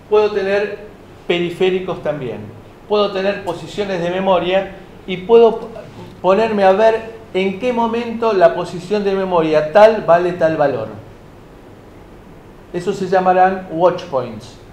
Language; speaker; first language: Spanish; native; Spanish